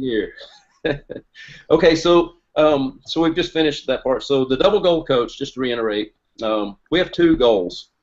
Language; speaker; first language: English; native; English